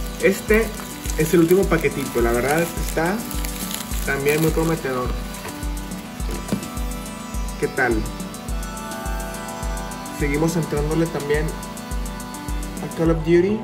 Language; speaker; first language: Spanish; native; Spanish